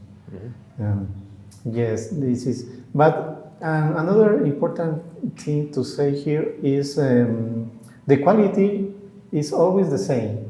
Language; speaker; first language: English; non-native, learner; Spanish